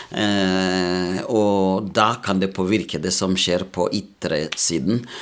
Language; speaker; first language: Norwegian; non-native, fluent; Rundi